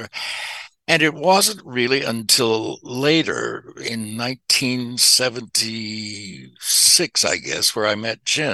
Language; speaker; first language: English; native; English